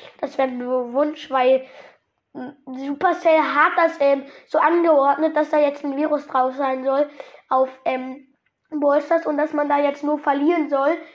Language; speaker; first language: German; native; German